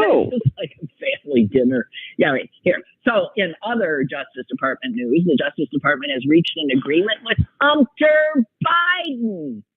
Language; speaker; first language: English; native; English